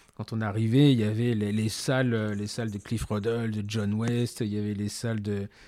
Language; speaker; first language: French; native; French